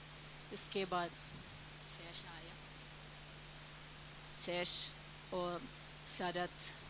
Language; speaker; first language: Hindi; non-native, local second language; Malayalam